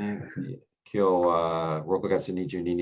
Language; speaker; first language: Japanese; non-native, learner; English